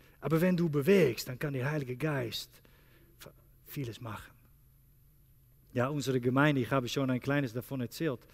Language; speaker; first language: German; non-native, learner; Dutch